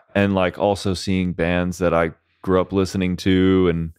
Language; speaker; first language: English; early bilingual, other home language; Swedish